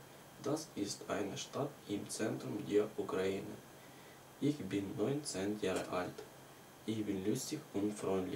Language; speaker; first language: German; non-native, learner; Ukrainian